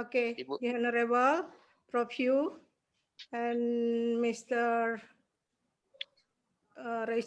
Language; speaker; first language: English; non-native, learner; Indonesian